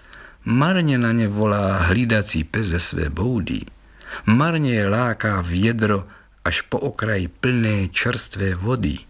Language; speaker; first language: Czech; native; Czech